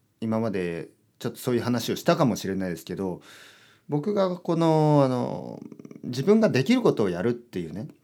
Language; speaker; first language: Japanese; native; Japanese